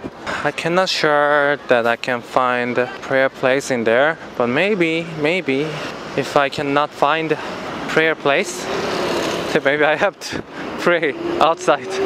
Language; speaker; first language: English; non-native, learner; Korean